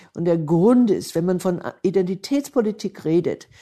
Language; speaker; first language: German; non-native, fluent; English